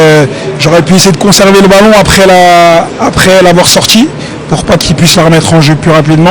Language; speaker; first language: French; native; French